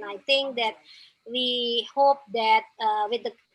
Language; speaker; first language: English; non-native, fluent; Indonesian